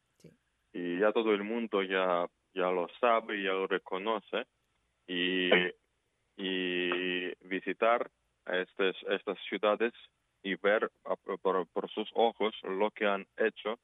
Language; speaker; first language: Spanish; non-native, fluent; Ukrainian